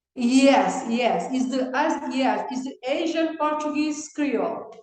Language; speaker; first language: English; non-native, learner; Kabuverdianu